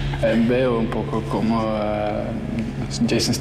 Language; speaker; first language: Spanish; non-native, learner; Dutch